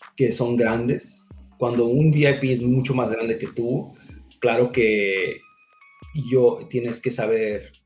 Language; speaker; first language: Spanish; early bilingual, heritage; Spanish